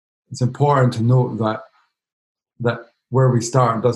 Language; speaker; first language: English; native; English